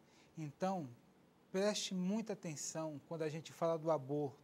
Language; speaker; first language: Portuguese; native; Portuguese